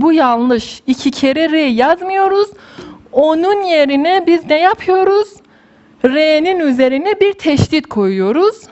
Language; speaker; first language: Turkish; non-native, fluent; Persian